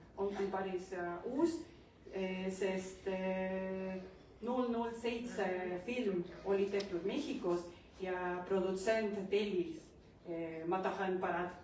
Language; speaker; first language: Estonian; non-native, learner; Spanish